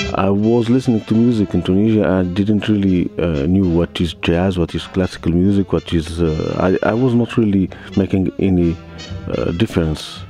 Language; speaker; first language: English; non-native, learner; Arabic